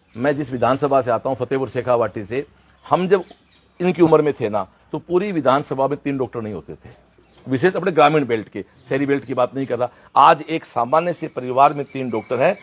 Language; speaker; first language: Hindi; native; Hindi